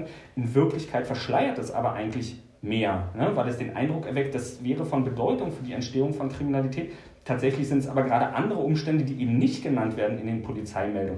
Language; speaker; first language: German; native; German